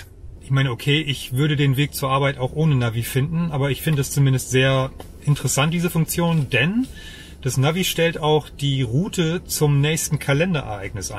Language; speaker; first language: German; native; German